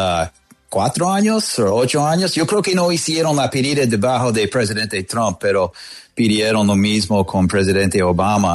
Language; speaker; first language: Spanish; non-native, fluent; English